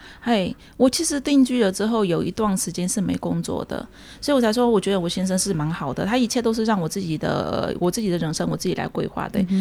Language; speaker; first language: Chinese; early bilingual, heritage; Chinese